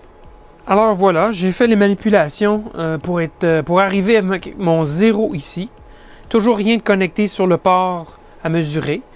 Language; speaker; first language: French; native; French